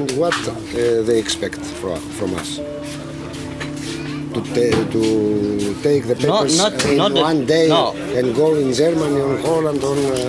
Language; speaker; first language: English; non-native, fluent; Greek